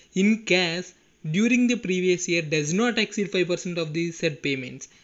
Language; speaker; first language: English; non-native, local second language; Telugu